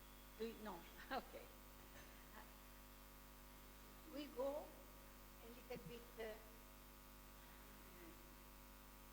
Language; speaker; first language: English; non-native, learner; Italian